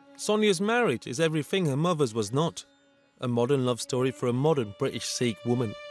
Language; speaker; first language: English; native; English